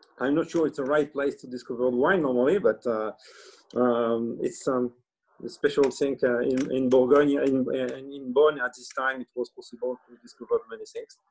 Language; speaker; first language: English; non-native, learner; French